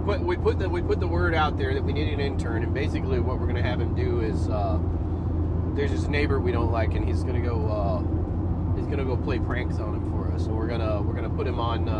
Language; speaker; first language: English; native; English